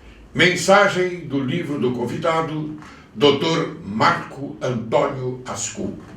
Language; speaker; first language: Portuguese; native; Portuguese